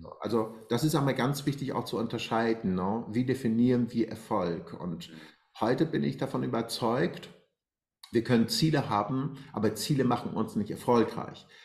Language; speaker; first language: German; non-native, fluent; Persian